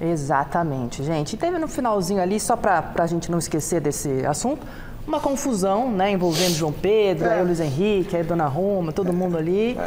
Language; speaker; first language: Portuguese; native; Portuguese